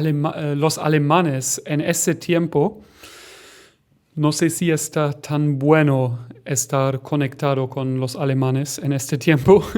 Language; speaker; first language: Spanish; non-native, fluent; German